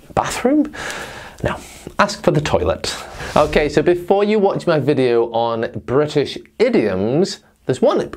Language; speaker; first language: English; native; English